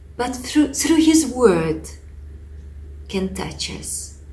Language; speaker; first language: English; non-native, fluent; Russian